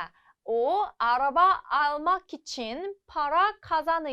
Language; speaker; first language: Turkish; non-native, fluent; Korean